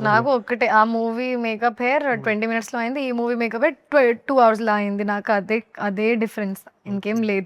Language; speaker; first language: Telugu; non-native, learner; Hindi